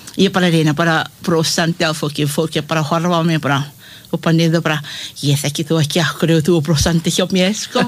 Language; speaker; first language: Icelandic; non-native, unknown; Malay